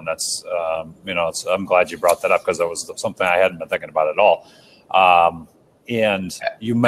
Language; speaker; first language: English; native; English